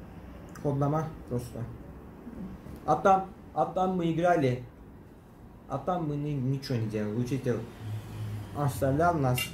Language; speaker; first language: Russian; early bilingual, heritage; Turkish